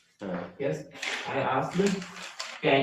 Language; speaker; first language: English; non-native, learner; Hindi